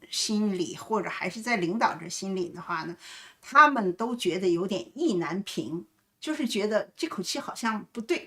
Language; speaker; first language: Chinese; native; Chinese